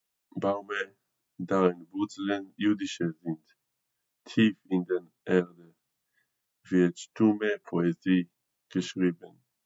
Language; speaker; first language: German; non-native, fluent; Hebrew